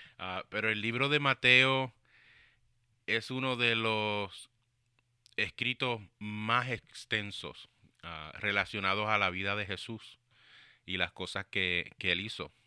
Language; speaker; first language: Spanish; early bilingual, heritage; Spanish